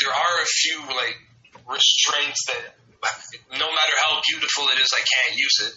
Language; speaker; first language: English; non-native, fluent; French